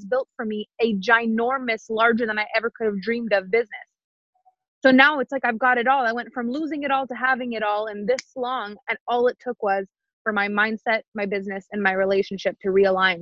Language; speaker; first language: English; non-native, fluent; French